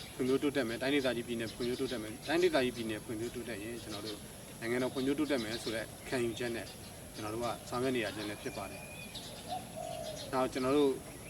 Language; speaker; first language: Burmese; native; Burmese